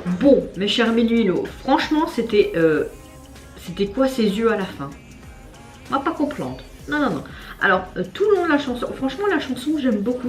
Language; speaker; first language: French; native; French